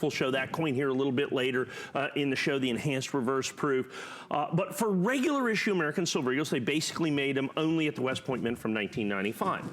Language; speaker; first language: English; native; English